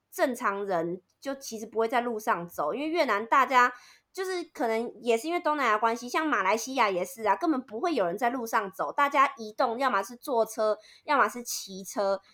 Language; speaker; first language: Chinese; native; Chinese